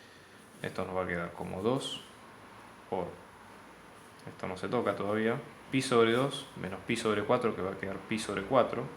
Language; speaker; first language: Spanish; native; Spanish